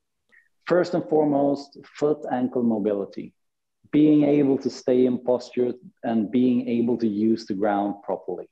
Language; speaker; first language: English; non-native, fluent; Swedish